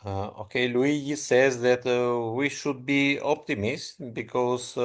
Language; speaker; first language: English; non-native, fluent; Albanian